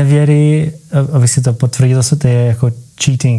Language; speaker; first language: Czech; early bilingual, heritage; Czech